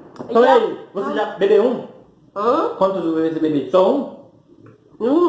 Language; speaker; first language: Portuguese; non-native, fluent; Haitian Creole